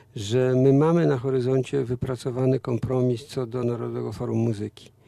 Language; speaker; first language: Polish; native; Polish